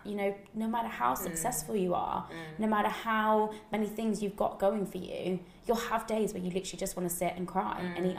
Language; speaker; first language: English; native; English